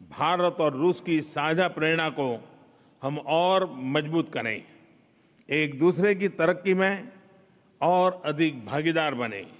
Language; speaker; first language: Hindi; non-native, local second language; Gujarati